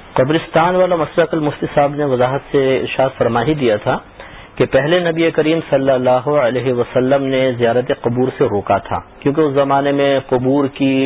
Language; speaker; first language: Urdu; native; Urdu